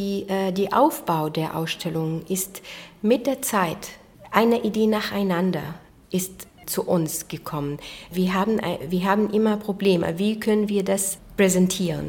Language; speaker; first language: German; non-native, fluent; Arabic